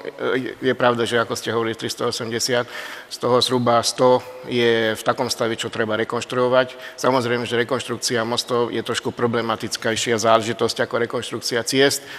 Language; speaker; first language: Slovak; non-native, local second language; Hungarian